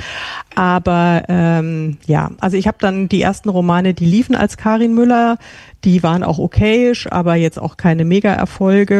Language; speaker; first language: German; native; German